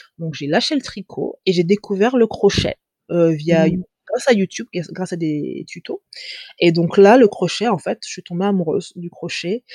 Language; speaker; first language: French; native; French